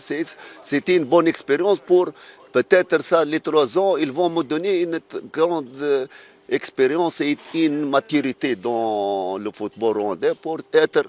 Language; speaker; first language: French; non-native, fluent; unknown